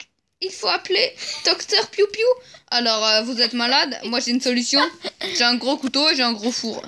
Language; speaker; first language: French; native; French